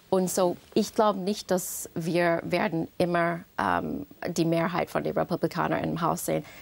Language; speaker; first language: German; non-native, fluent; English